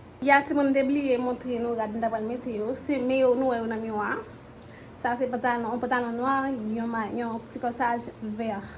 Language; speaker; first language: French; non-native, learner; Haitian Creole